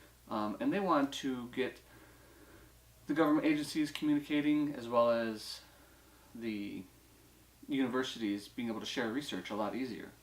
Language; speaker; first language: English; native; English